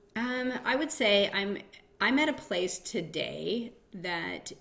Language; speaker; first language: English; native; English